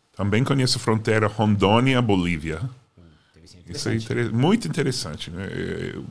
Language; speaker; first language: Portuguese; non-native, fluent; English